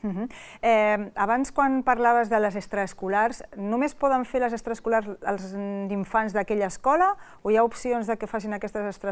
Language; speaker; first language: Catalan; native; Catalan